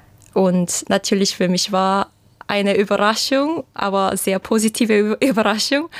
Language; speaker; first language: German; non-native, fluent; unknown